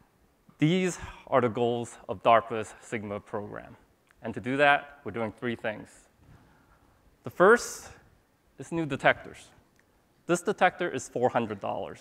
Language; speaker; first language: English; native; English